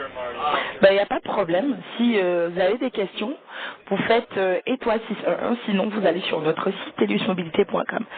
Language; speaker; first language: French; native; French